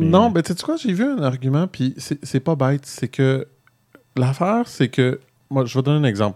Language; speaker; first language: French; native; French